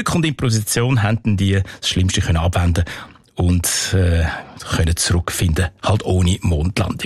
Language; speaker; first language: German; native; German